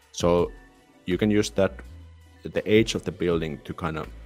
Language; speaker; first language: English; non-native, fluent; Finnish